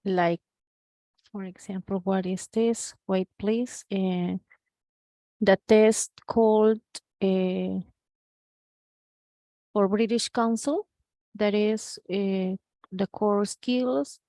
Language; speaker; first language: English; non-native, learner; Spanish